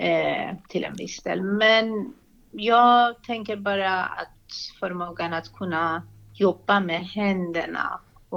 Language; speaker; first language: Swedish; non-native, fluent; Persian